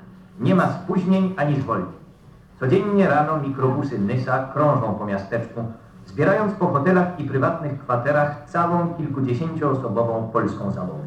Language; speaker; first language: Polish; native; Polish